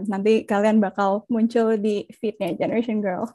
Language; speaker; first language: Indonesian; native; Indonesian